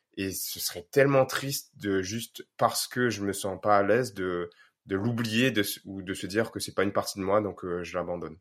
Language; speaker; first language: French; native; French